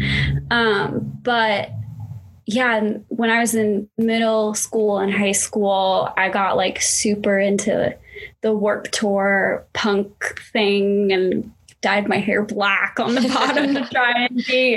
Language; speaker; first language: English; native; English